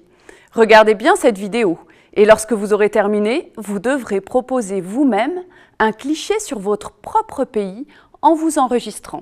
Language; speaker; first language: French; native; French